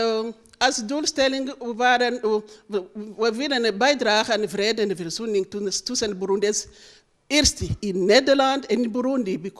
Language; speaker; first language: Dutch; non-native, learner; Rundi